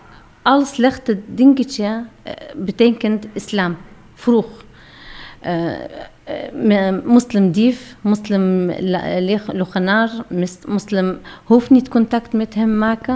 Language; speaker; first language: Dutch; non-native, learner; Arabic